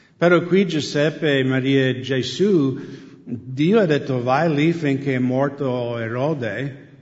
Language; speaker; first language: Italian; non-native, fluent; English